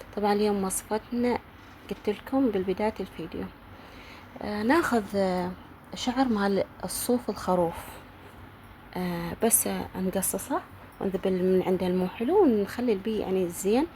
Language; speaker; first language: Arabic; native; Arabic